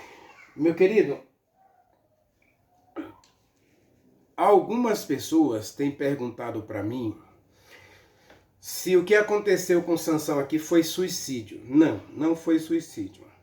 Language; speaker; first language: Portuguese; native; Portuguese